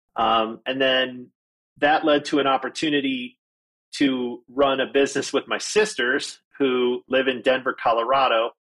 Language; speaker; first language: English; native; English